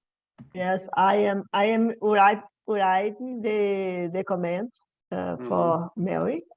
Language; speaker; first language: English; non-native, learner; Portuguese